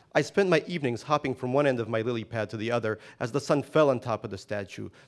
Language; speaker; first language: English; non-native, fluent; Russian